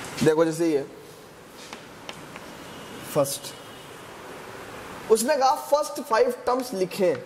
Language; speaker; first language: Hindi; native; Hindi